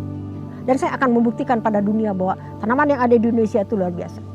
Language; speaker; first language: Indonesian; native; Indonesian